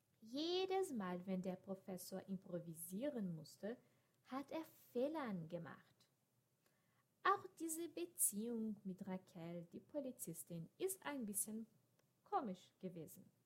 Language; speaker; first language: German; non-native, fluent; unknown